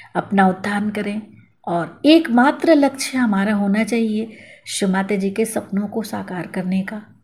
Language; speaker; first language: Hindi; native; Hindi